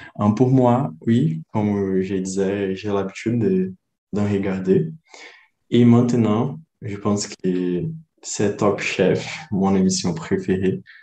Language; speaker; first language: French; non-native, learner; Portuguese